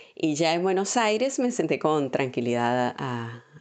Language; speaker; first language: Spanish; native; Spanish